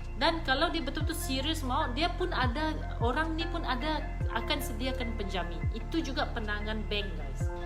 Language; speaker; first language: Malay; non-native, local second language; Iban